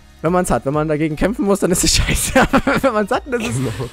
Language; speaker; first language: German; native; German